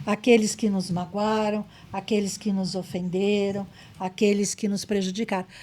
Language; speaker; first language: Portuguese; native; Portuguese